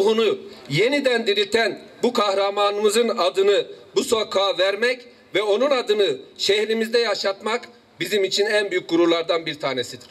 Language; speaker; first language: Turkish; native; Turkish